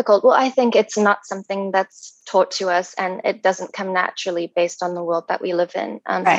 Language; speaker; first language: English; native; English